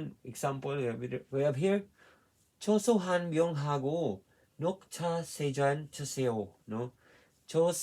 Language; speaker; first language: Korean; non-native, fluent; Filipino